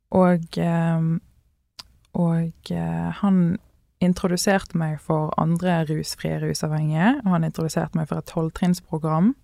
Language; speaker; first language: Norwegian; native; Norwegian